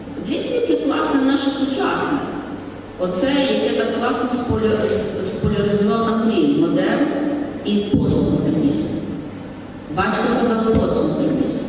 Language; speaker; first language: Ukrainian; native; Ukrainian